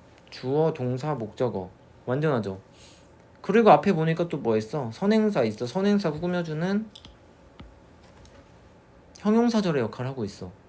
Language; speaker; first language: Korean; native; Korean